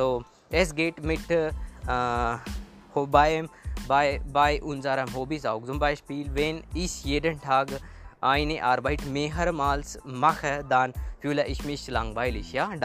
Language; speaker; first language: German; non-native, learner; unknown